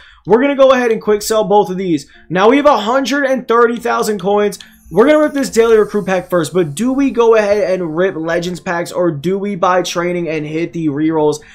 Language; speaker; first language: English; native; English